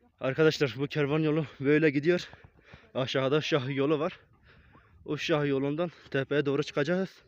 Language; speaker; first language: Turkish; non-native, local second language; Kurdish